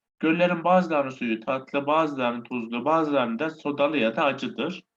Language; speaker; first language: Turkish; native; Turkish